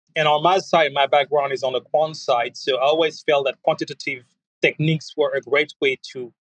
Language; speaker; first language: English; non-native, fluent; French